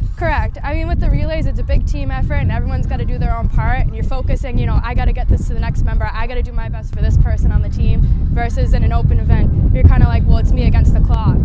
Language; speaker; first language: English; native; English